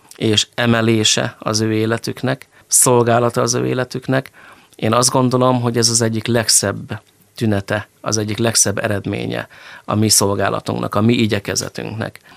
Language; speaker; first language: Hungarian; native; Hungarian